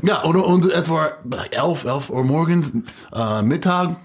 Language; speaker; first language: German; non-native, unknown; English